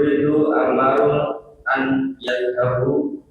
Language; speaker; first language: Arabic; non-native, learner; Indonesian